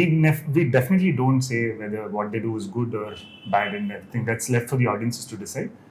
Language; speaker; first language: English; non-native, local second language; Kannada